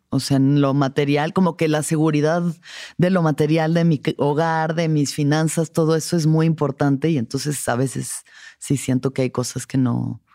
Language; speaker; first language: Spanish; native; Spanish